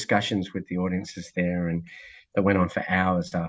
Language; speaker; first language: English; native; English